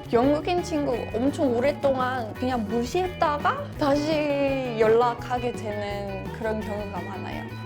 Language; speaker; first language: Korean; non-native, fluent; English